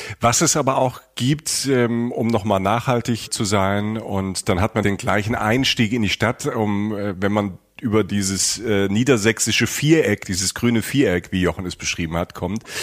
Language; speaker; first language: German; native; German